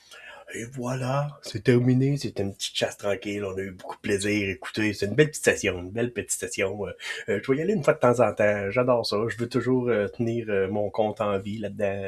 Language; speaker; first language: French; native; French